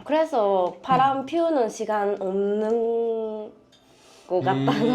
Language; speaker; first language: Korean; non-native, learner; Japanese